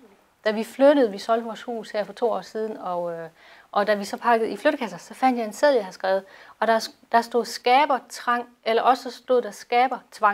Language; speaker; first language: Danish; native; Danish